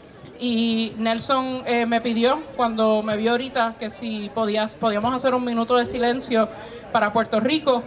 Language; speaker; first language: Spanish; native; Spanish